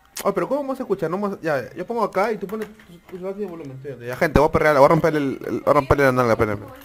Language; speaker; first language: Spanish; native; Spanish